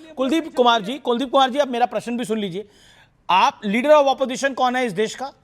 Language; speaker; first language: Hindi; native; Hindi